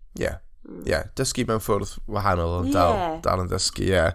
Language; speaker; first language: Welsh; non-native, local second language; English